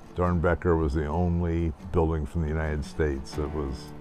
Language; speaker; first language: English; native; English